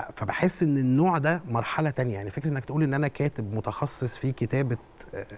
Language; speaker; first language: Arabic; native; Arabic